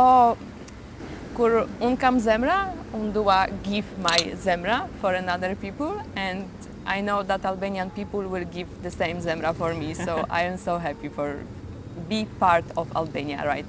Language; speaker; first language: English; non-native, fluent; Polish